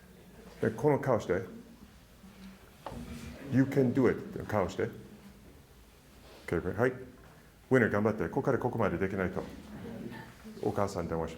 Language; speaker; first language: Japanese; non-native, fluent; English